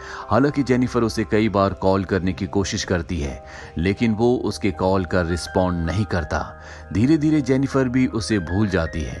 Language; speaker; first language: Hindi; native; Hindi